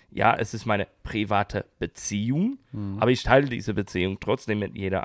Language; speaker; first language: German; non-native, learner; English